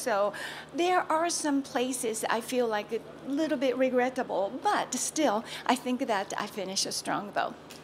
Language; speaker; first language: English; non-native, fluent; Japanese